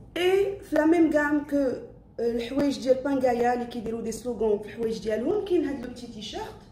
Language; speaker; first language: French; non-native, local second language; Arabic